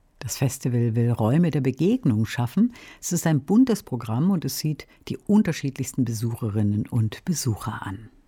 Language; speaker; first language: German; native; German